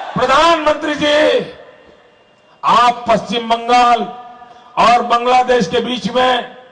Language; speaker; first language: Hindi; non-native, local second language; Gujarati